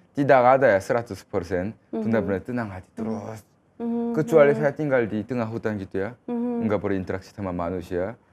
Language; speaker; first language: Indonesian; non-native, fluent; Korean